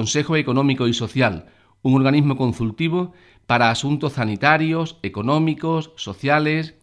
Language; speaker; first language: Spanish; native; Spanish